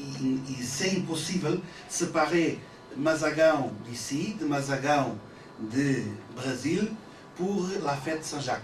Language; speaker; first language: French; non-native, learner; Portuguese